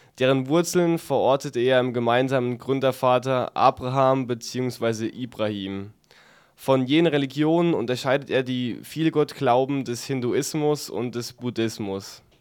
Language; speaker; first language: German; native; German